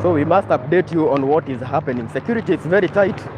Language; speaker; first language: English; non-native, local second language; Swahili